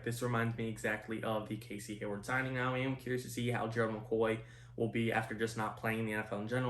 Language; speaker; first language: English; native; English